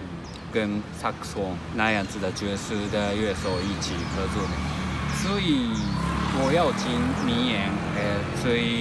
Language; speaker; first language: Chinese; non-native, learner; Japanese